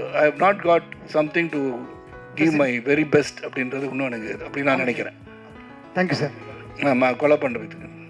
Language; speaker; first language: Tamil; native; Tamil